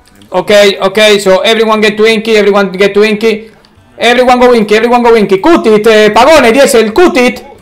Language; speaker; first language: English; non-native, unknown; Spanish